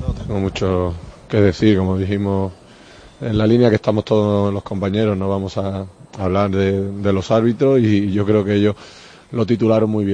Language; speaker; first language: Spanish; native; Spanish